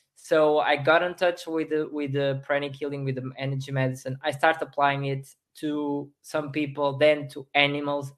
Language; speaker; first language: English; non-native, fluent; Portuguese